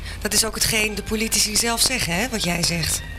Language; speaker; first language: Dutch; native; Dutch